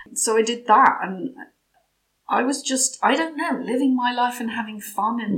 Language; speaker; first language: English; native; English